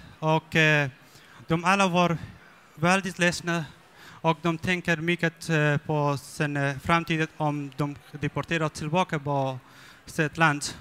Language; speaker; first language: Swedish; non-native, learner; Persian